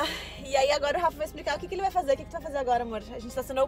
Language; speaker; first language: Portuguese; native; Portuguese